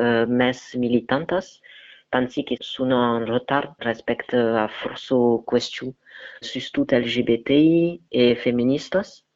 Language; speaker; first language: Catalan; non-native, learner; French